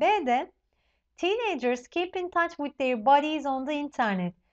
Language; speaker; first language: English; non-native, fluent; Turkish